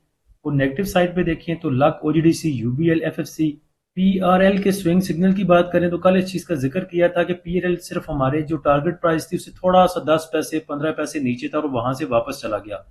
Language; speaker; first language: Hindi; native; Hindi